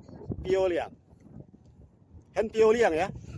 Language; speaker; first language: Chinese; non-native, learner; Indonesian